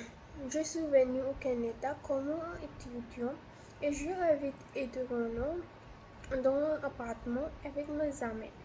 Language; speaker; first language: French; non-native, learner; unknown